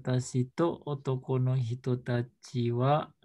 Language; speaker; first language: Japanese; non-native, learner; Indonesian